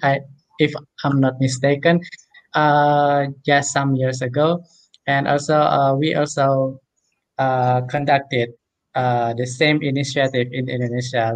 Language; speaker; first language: English; non-native, fluent; Indonesian